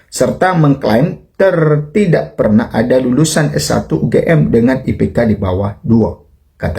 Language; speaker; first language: Indonesian; native; Indonesian